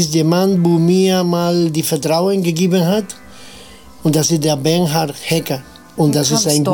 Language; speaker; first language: German; non-native, fluent; Spanish